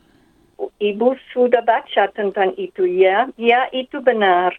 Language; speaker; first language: Indonesian; non-native, fluent; English